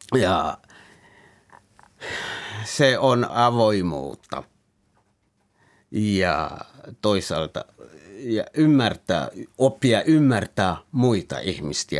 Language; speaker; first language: Finnish; non-native, fluent; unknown